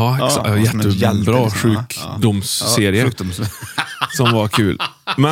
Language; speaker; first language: Swedish; native; Swedish